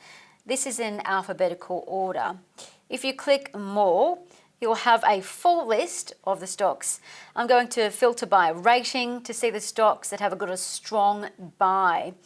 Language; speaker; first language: English; native; English